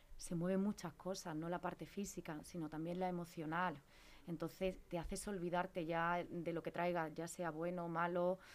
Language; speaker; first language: Spanish; native; Spanish